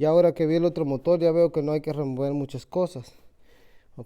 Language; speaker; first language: Spanish; native; Spanish